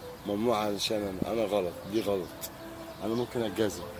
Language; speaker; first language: Arabic; native; Arabic